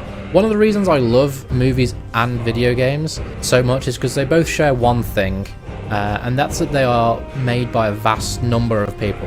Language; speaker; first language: English; native; English